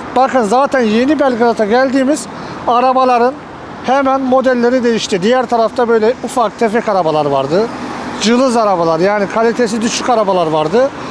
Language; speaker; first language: Turkish; native; Turkish